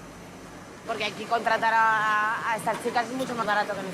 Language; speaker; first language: Spanish; native; Spanish